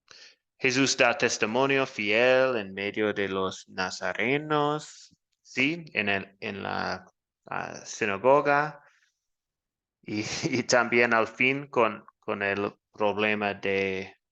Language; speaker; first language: Spanish; non-native, fluent; English